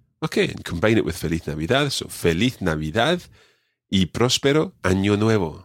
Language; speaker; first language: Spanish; non-native, fluent; English